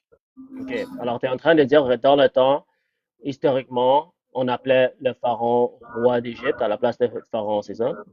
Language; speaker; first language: French; non-native, fluent; English